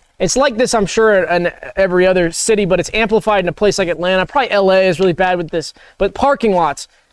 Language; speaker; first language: English; native; English